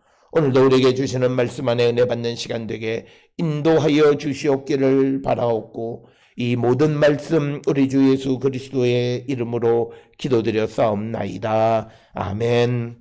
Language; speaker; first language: Korean; native; Korean